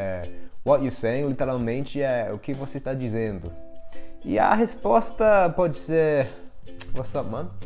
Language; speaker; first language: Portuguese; non-native, fluent; English